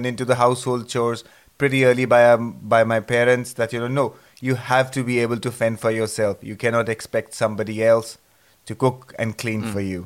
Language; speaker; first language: English; non-native, local second language; Punjabi